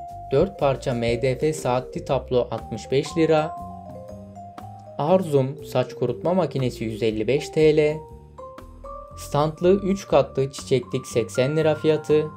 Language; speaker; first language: Turkish; native; Turkish